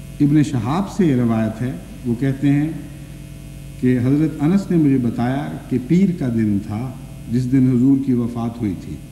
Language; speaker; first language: Urdu; non-native, local second language; Punjabi